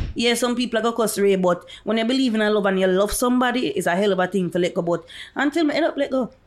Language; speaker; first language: English; non-native, local second language; Jamaican Creole English